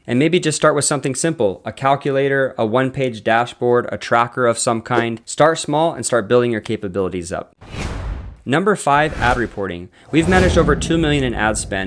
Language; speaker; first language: English; native; English